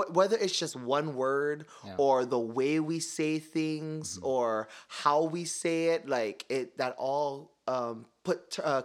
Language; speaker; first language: English; early bilingual, other home language; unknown